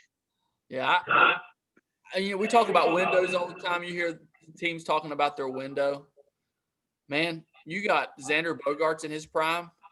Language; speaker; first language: English; native; English